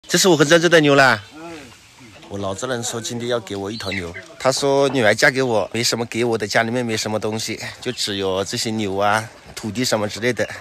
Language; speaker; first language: Chinese; native; Chinese